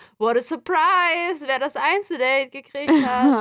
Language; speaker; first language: German; native; German